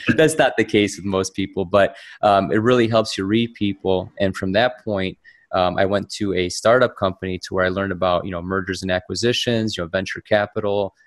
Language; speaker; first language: English; native; English